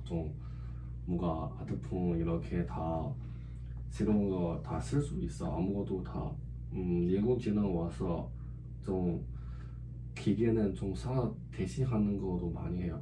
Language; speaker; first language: Korean; non-native, learner; Chinese